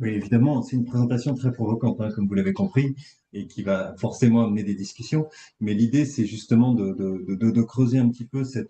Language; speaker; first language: French; native; French